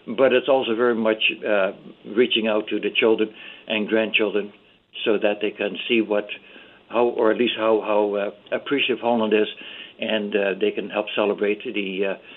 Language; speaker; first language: English; early bilingual, other home language; Dutch